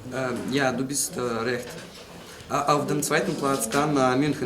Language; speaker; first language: German; non-native, learner; Russian